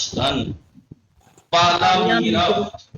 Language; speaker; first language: Persian; non-native, fluent; Urdu